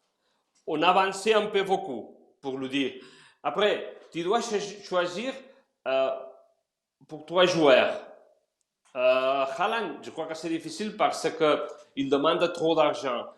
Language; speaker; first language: French; non-native, fluent; Spanish